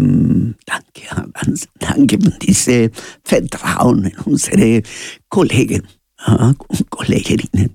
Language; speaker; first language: German; non-native, learner; Spanish